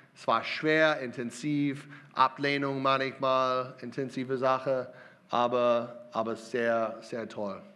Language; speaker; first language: German; non-native, learner; English